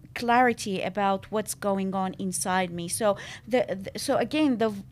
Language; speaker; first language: English; non-native, fluent; Arabic